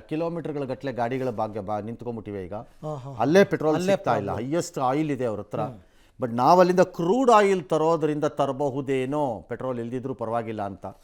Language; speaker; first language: Kannada; native; Kannada